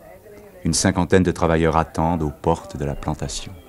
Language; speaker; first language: French; native; French